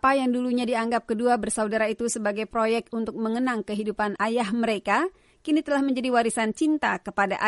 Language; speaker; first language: Indonesian; native; Indonesian